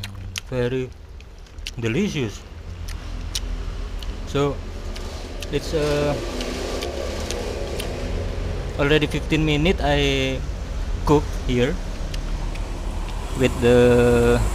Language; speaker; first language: English; non-native, learner; Indonesian